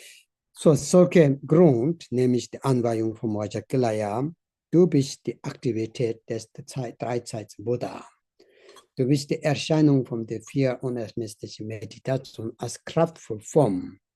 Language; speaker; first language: German; non-native, learner; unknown